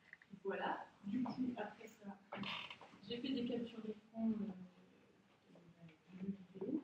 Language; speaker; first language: French; native; French